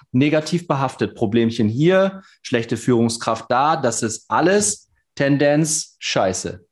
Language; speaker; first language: German; native; German